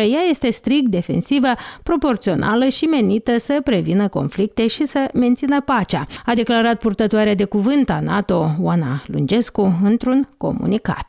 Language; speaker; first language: Romanian; native; Romanian